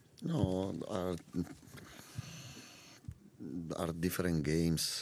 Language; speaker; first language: English; non-native, learner; Italian